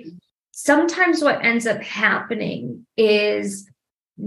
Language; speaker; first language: English; native; English